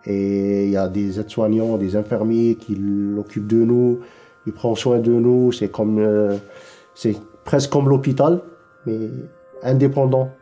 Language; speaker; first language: French; non-native, learner; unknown